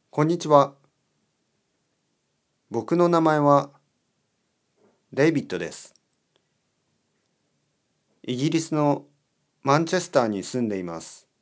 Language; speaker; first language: Japanese; non-native, learner; English